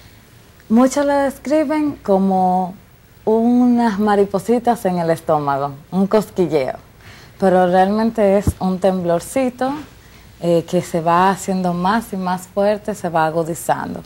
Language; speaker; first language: Spanish; native; Spanish